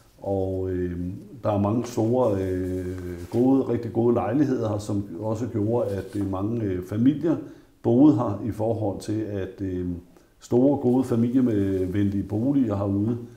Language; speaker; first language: Danish; native; Danish